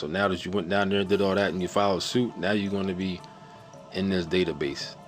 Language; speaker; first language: English; native; English